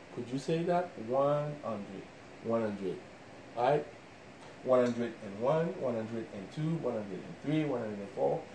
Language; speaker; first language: English; non-native, fluent; Haitian Creole